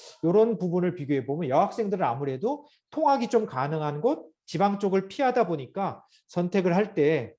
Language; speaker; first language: Korean; native; Korean